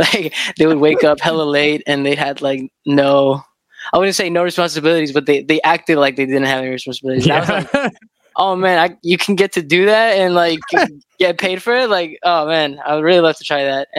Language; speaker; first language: English; non-native, fluent; Spanish